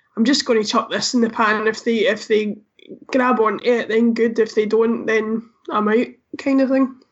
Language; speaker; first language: English; native; English